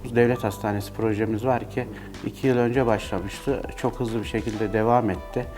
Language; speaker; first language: Turkish; native; Turkish